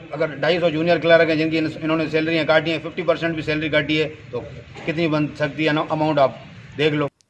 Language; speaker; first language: Urdu; non-native, local second language; Sindhi